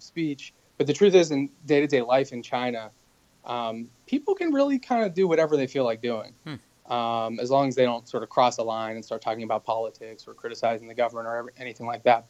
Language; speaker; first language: English; native; English